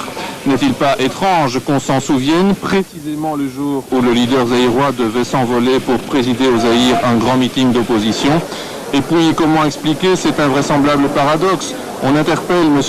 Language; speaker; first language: French; native; French